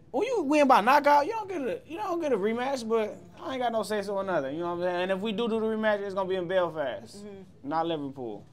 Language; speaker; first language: English; native; English